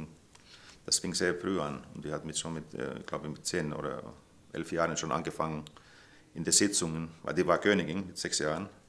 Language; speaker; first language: German; non-native, fluent; Finnish